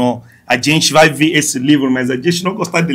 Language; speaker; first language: Portuguese; non-native, fluent; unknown